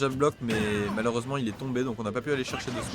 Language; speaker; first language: French; native; French